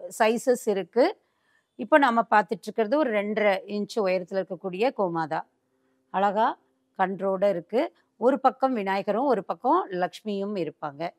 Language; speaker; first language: Tamil; native; Tamil